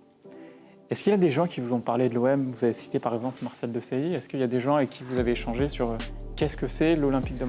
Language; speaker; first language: French; native; French